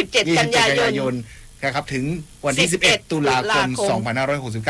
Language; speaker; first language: Thai; native; Thai